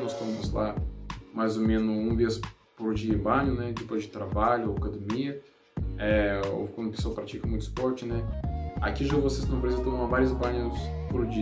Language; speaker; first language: Portuguese; non-native, learner; Russian